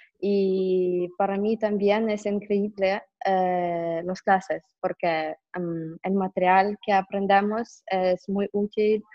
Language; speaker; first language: Spanish; non-native, fluent; Russian